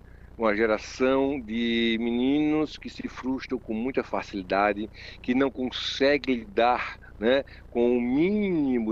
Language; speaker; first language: Portuguese; native; Portuguese